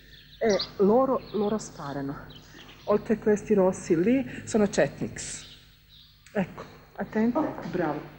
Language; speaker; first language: Italian; non-native, fluent; Bosnian